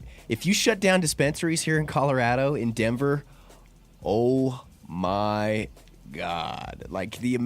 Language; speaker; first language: English; native; English